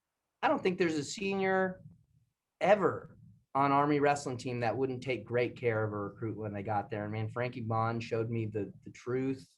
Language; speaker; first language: English; native; English